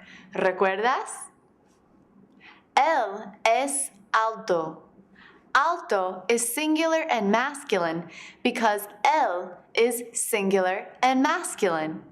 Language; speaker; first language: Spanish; non-native, fluent; English